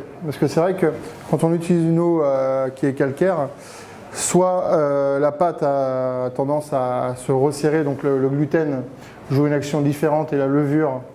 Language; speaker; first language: French; native; French